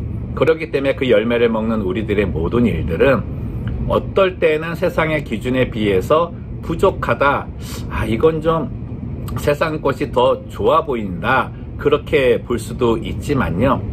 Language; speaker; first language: Korean; native; Korean